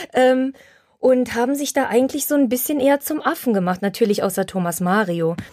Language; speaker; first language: German; early bilingual, heritage; Polish